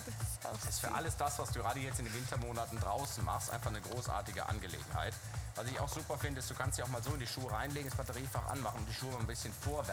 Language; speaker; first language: German; native; German